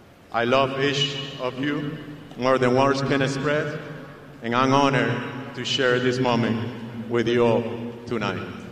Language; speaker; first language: English; non-native, fluent; Spanish